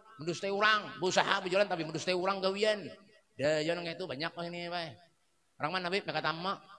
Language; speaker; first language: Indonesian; non-native, local second language; Banjar